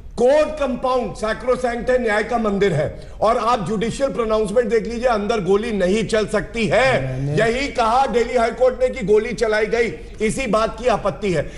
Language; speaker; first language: Hindi; native; Hindi